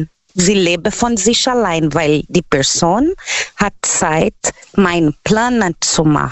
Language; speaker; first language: German; non-native, learner; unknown